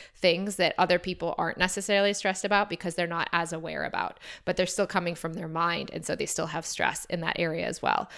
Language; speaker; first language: English; native; English